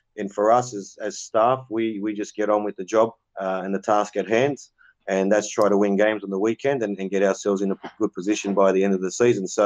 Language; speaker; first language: English; native; English